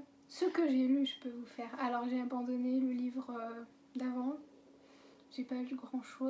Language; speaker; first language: French; native; French